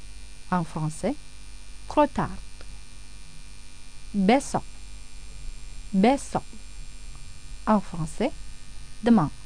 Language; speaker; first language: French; non-native, fluent; Indonesian